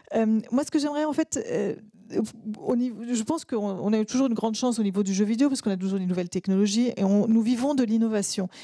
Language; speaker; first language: French; native; French